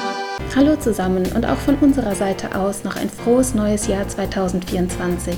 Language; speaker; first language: German; native; German